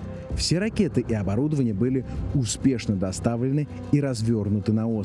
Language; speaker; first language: Russian; native; Russian